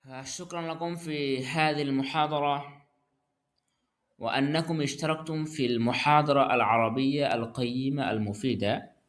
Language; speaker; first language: Arabic; non-native, fluent; Bangla